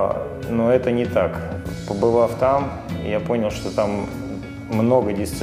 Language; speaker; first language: Russian; native; Russian